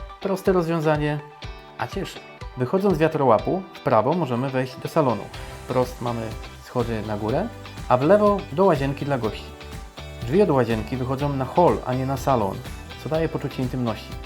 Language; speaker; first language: Polish; native; Polish